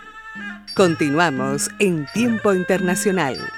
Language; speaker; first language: Spanish; native; Spanish